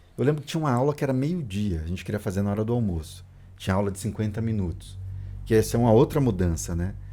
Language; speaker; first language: Portuguese; native; Portuguese